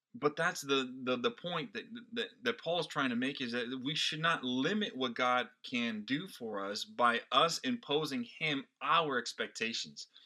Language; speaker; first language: English; non-native, fluent; Portuguese